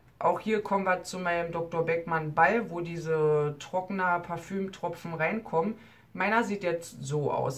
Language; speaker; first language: German; native; German